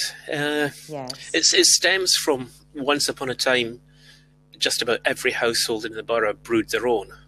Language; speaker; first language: English; native; English